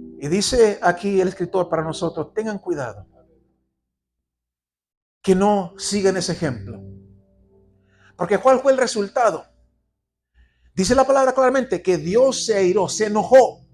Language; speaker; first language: Spanish; native; Spanish